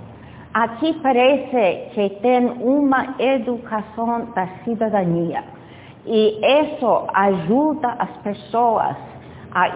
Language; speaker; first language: Portuguese; non-native, fluent; English